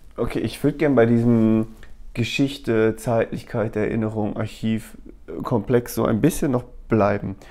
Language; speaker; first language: German; native; German